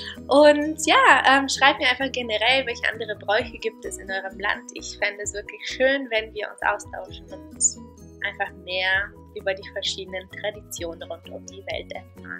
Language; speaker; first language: German; non-native, fluent; Bulgarian